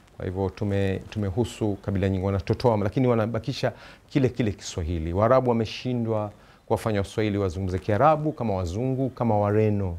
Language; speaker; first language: Swahili; native; Swahili